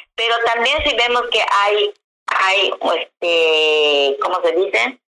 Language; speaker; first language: Spanish; non-native, local second language; Yucateco